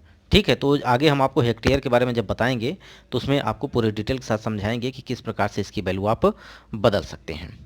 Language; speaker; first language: Hindi; native; Hindi